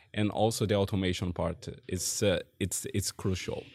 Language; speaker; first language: English; non-native, fluent; Portuguese